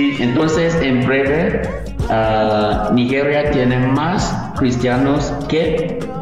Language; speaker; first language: Spanish; non-native, learner; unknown